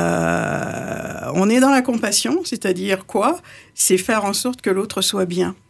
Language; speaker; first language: French; non-native, local second language; Morisyen